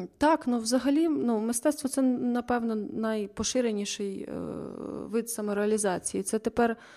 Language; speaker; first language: Ukrainian; native; Ukrainian